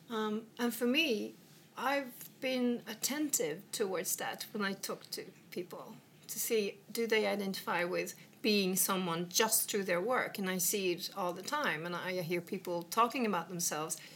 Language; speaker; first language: English; non-native, fluent; Swedish